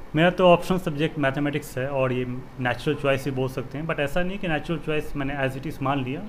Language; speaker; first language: Hindi; native; Hindi